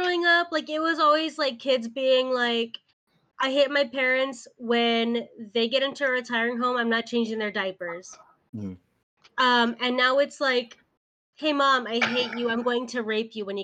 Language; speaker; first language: English; early bilingual, other home language; Spanish